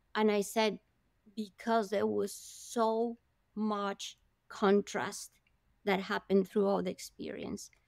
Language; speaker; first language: English; non-native, fluent; Spanish